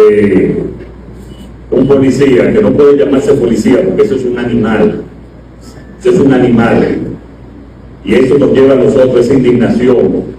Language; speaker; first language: Spanish; native; Spanish